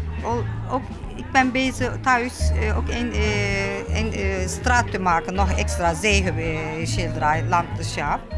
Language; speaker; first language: Dutch; non-native, learner; Turkish